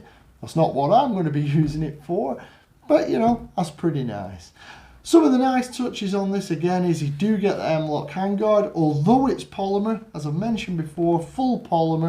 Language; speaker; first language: English; native; English